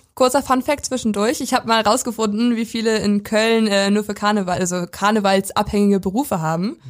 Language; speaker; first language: German; native; German